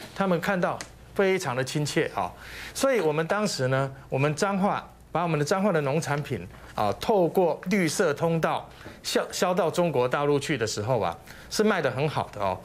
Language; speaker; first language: Chinese; native; Chinese